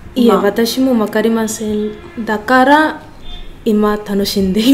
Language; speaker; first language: Japanese; non-native, learner; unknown